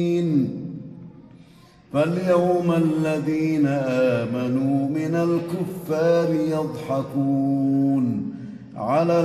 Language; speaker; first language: Arabic; native; Arabic